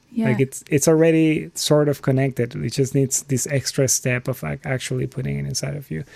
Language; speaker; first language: English; non-native, fluent; Spanish